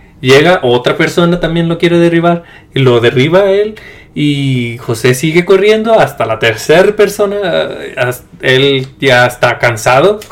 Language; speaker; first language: Spanish; early bilingual, heritage; Spanish